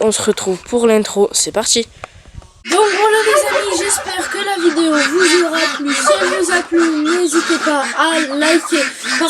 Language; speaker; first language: French; native; French